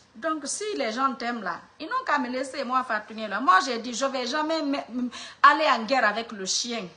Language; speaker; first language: French; non-native, local second language; Mandingo